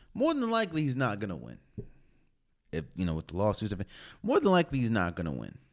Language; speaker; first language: English; native; English